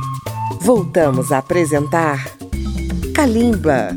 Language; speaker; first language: Portuguese; native; Portuguese